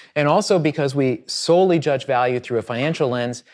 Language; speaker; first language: English; native; English